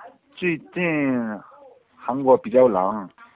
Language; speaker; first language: Chinese; non-native, learner; Korean